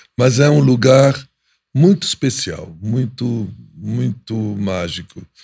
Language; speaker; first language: Portuguese; non-native, fluent; Arabic